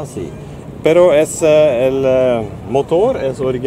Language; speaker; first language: Spanish; non-native, learner; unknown